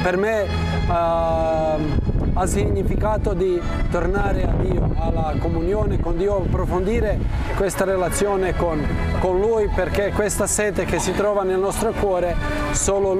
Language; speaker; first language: Italian; non-native, fluent; Croatian